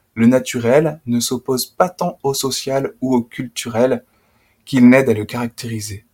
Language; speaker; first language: French; native; French